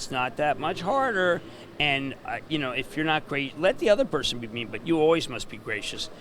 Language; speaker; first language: English; native; English